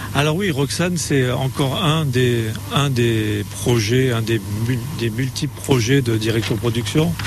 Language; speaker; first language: French; native; French